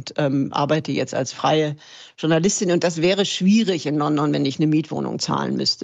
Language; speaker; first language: German; native; German